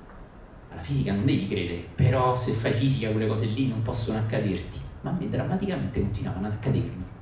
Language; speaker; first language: Italian; native; Italian